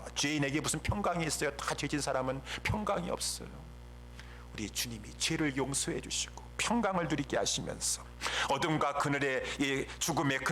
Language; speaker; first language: Korean; native; Korean